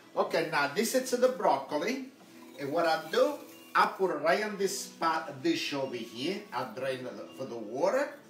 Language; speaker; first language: English; non-native, learner; Italian